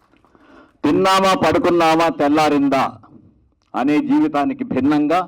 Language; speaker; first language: Telugu; native; Telugu